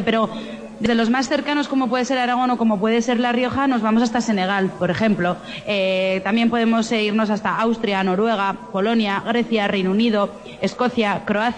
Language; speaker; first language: Spanish; native; Spanish